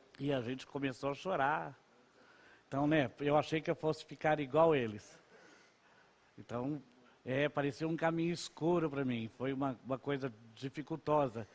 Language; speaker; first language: Portuguese; non-native, local second language; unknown